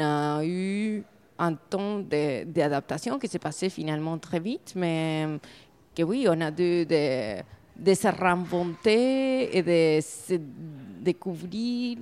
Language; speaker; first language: French; non-native, fluent; Spanish